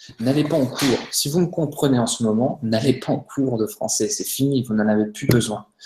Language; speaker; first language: French; native; French